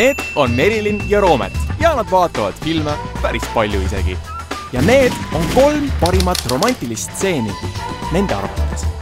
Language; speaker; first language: Estonian; native; Estonian